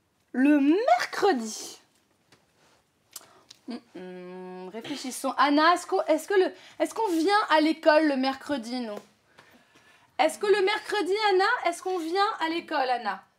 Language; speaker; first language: French; native; French